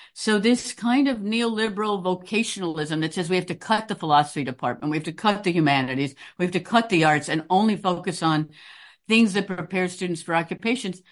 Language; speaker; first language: English; native; English